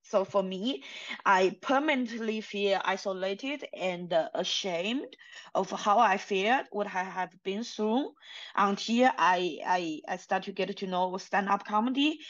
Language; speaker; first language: English; non-native, fluent; Chinese